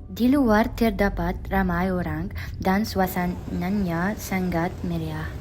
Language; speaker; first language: Malay; non-native, learner; Arabic